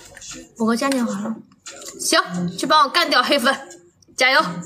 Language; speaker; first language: Chinese; native; Chinese